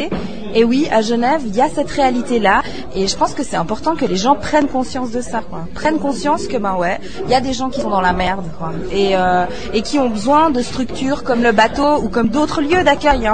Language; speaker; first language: French; native; French